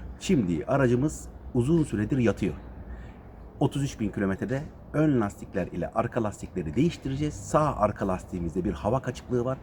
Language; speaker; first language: Turkish; native; Turkish